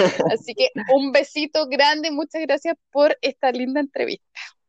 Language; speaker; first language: Spanish; native; Spanish